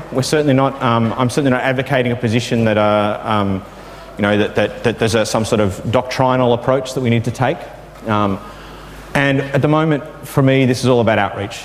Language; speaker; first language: English; native; English